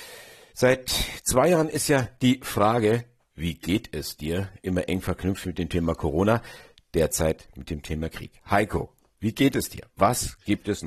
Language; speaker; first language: German; native; German